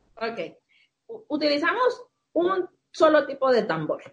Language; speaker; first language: Spanish; native; Spanish